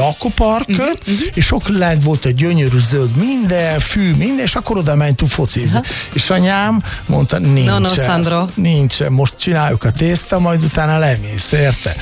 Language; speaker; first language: Hungarian; non-native, fluent; Italian